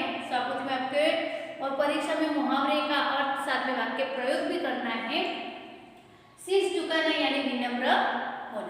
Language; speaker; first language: Hindi; non-native, local second language; Gujarati